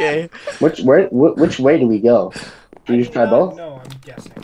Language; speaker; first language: English; native; English